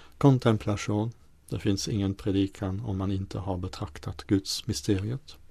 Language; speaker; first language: Swedish; non-native, fluent; French